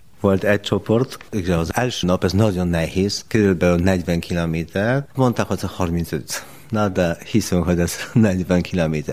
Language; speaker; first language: Hungarian; non-native, learner; Polish